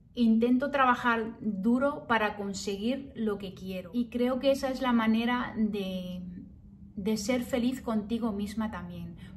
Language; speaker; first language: Spanish; early bilingual, heritage; Spanish